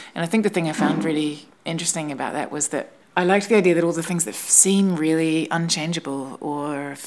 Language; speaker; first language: English; native; English